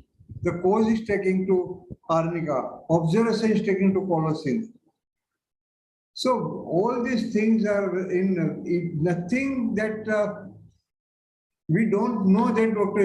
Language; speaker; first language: English; non-native, local second language; Hindi